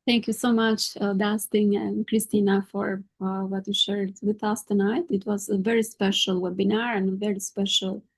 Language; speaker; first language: English; non-native, fluent; Albanian